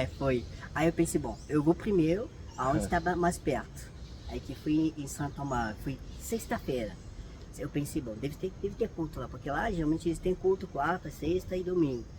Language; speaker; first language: Portuguese; non-native, fluent; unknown